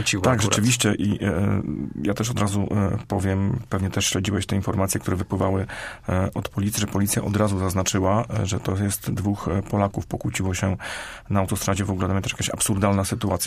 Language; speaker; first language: Polish; native; Polish